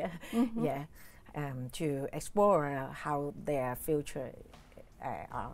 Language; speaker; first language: English; non-native, learner; Cantonese